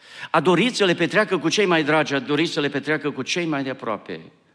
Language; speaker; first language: Romanian; native; Romanian